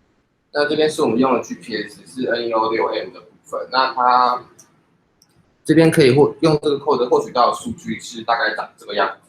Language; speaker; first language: Chinese; native; Chinese